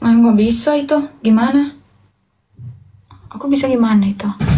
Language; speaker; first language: Indonesian; non-native, fluent; Turkish